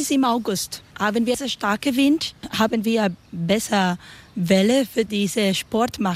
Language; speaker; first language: German; non-native, learner; Spanish